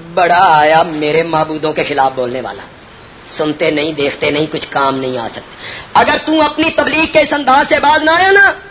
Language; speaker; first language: Urdu; non-native, local second language; Punjabi